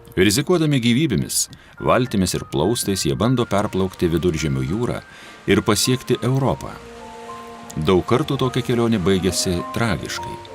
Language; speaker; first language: Lithuanian; native; Lithuanian